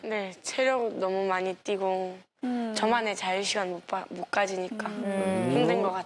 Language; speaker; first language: Korean; early bilingual, other home language; Russian